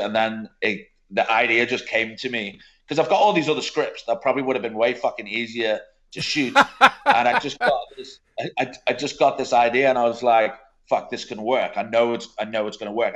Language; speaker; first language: English; native; English